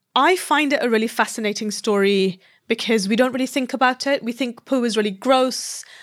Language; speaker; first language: English; non-native, local second language; Hindi